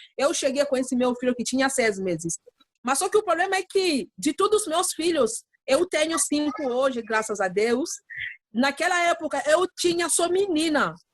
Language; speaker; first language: Portuguese; non-native, learner; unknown